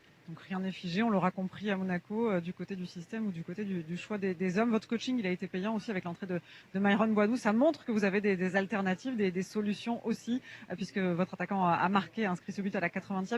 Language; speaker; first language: French; native; French